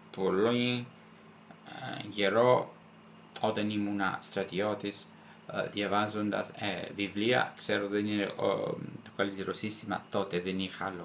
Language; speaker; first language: Greek; non-native, fluent; Italian